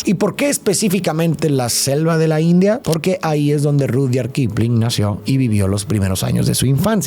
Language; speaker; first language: Spanish; native; Spanish